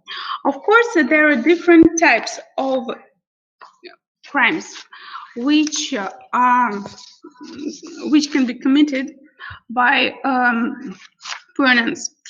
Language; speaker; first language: English; non-native, fluent; Russian